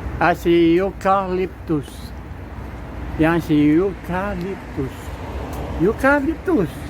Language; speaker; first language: Filipino; native; Filipino